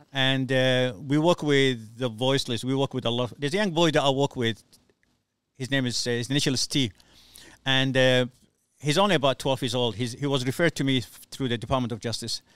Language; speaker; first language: English; non-native, fluent; Somali